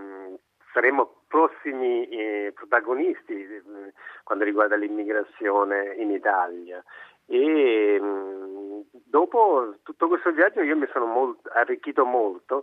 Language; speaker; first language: Italian; non-native, fluent; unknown